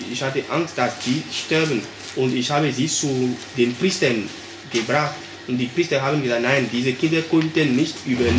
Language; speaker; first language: German; non-native, fluent; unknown